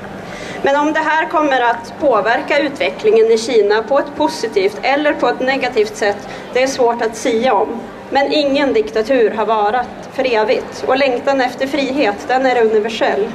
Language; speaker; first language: Swedish; native; Swedish